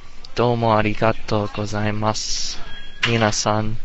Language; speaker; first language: Japanese; non-native, learner; English